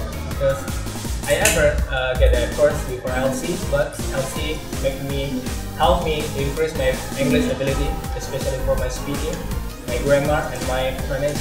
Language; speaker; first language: English; non-native, learner; Indonesian